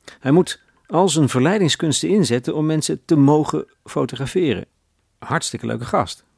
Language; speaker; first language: Dutch; native; Dutch